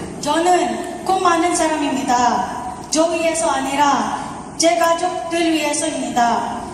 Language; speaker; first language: Korean; non-native, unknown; Filipino